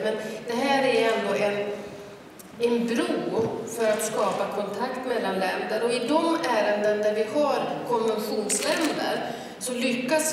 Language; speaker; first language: Swedish; native; Swedish